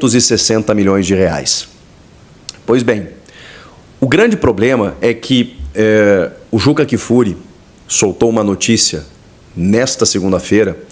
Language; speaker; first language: Portuguese; native; Portuguese